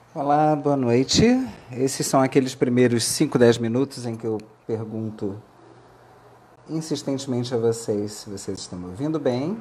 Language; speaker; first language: Portuguese; native; Portuguese